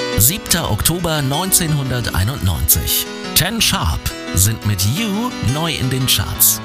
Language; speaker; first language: German; native; German